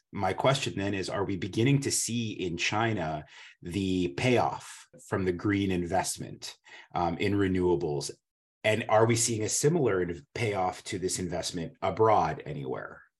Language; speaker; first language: English; native; English